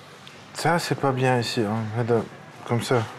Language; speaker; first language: French; non-native, local second language; Arabic